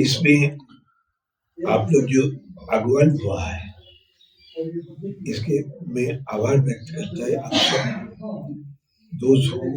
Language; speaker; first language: Hindi; non-native, local second language; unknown